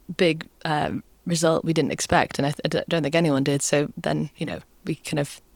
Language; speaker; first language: English; native; English